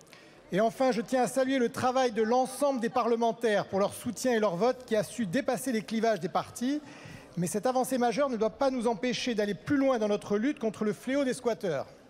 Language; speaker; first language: French; native; French